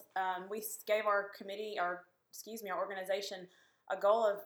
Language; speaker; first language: English; native; English